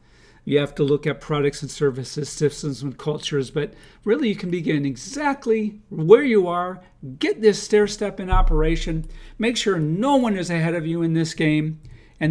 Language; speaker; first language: English; native; English